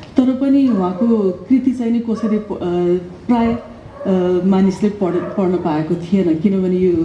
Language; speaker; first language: Nepali; early bilingual, other home language; English